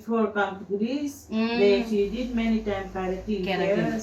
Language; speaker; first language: English; non-native, learner; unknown